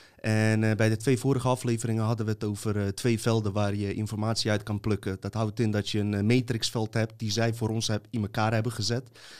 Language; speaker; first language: Dutch; native; Dutch